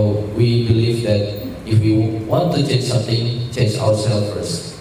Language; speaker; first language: English; non-native, learner; Indonesian